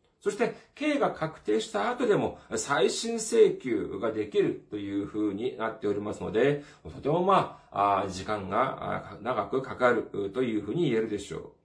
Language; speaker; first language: Japanese; non-native, fluent; Korean